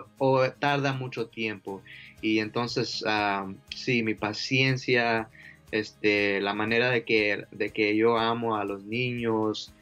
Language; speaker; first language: Spanish; early bilingual, heritage; Spanish